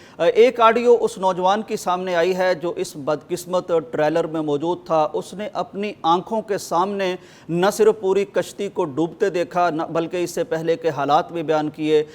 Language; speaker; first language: Urdu; native; Urdu